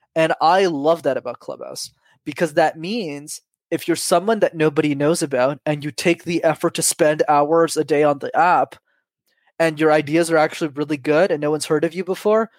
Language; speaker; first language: English; native; English